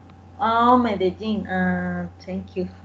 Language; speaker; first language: English; non-native, learner; Spanish